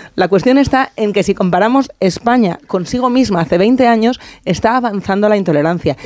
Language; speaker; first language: Spanish; native; Spanish